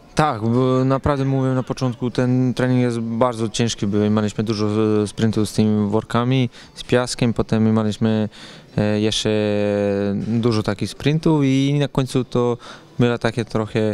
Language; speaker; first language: Polish; non-native, learner; Serbian